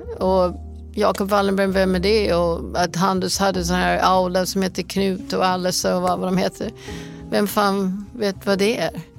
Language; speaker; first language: Swedish; non-native, fluent; English